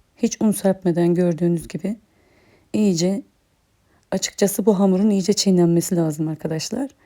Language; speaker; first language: Turkish; native; Turkish